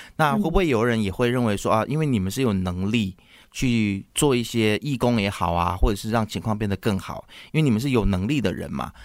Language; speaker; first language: Chinese; native; Chinese